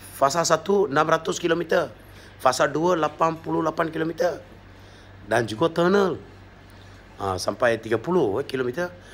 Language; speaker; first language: Malay; non-native, local second language; Tamil